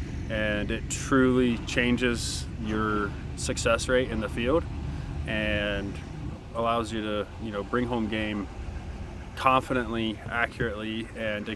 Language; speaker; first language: English; native; English